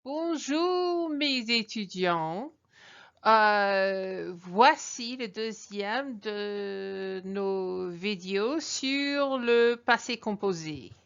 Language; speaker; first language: French; non-native, fluent; English